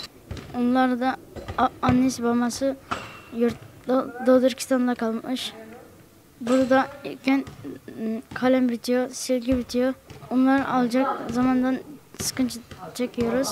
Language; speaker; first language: Turkish; early bilingual, other home language; Uyghur